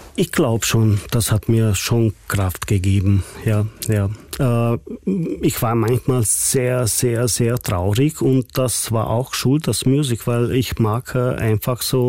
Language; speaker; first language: German; non-native, fluent; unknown